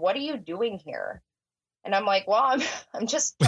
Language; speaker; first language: English; native; English